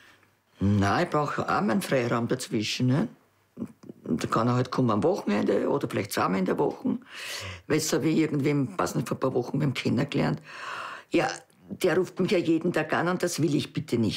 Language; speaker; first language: German; native; German